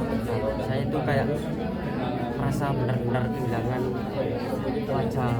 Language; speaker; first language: Indonesian; native; Indonesian